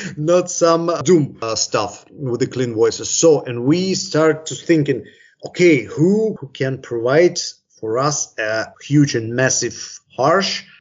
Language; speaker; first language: English; non-native, fluent; Ukrainian